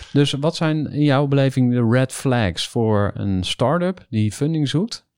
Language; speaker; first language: Dutch; native; Dutch